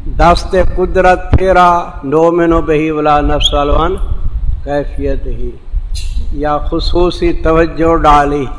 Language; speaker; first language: Urdu; non-native, local second language; Saraiki